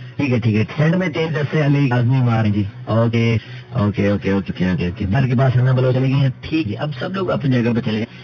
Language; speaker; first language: Urdu; native; Urdu